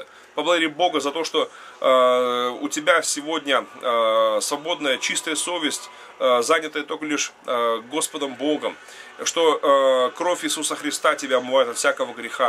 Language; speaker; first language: Russian; native; Russian